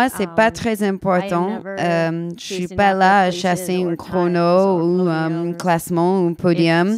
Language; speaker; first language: French; non-native, learner; English